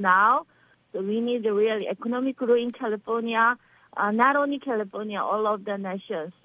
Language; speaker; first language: English; non-native, learner; Korean